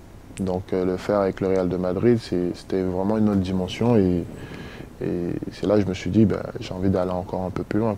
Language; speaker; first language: French; native; French